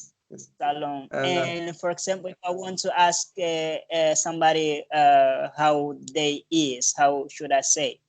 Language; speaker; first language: English; non-native, learner; Portuguese